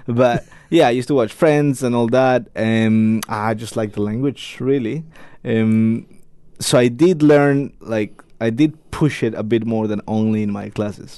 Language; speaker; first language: English; non-native, fluent; Spanish